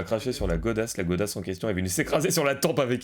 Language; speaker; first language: French; native; French